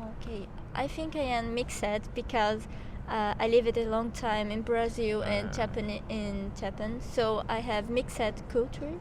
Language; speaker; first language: English; non-native, local second language; Portuguese